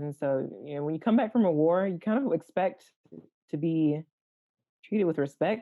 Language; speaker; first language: English; native; English